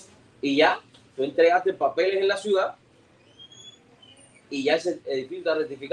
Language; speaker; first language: Spanish; native; Spanish